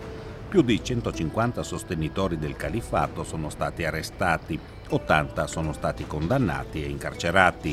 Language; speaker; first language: Italian; native; Italian